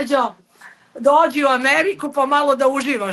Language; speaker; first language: Bosnian; native; Bosnian